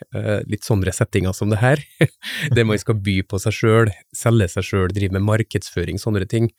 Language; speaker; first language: Norwegian; native; Norwegian